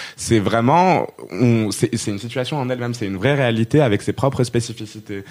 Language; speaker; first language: French; non-native, local second language; Arabic